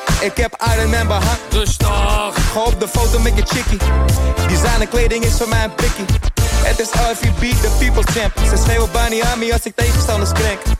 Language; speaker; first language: Dutch; native; Dutch